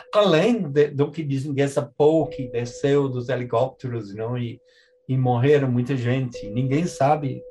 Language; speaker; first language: Portuguese; non-native, fluent; English